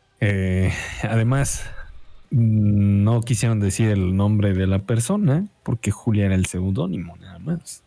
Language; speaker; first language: Spanish; native; Spanish